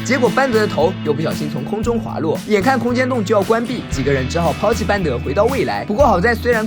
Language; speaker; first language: Chinese; native; Chinese